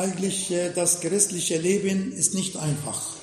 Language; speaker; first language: German; non-native, fluent; Arabic